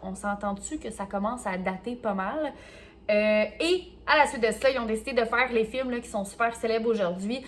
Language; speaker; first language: French; native; French